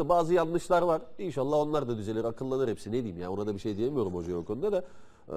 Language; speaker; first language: Turkish; native; Turkish